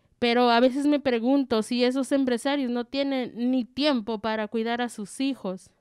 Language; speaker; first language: Spanish; native; Spanish